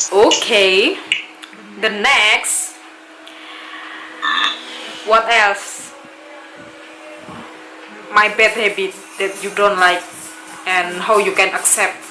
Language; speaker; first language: English; non-native, local second language; Indonesian